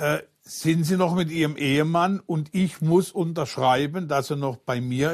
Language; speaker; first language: German; native; German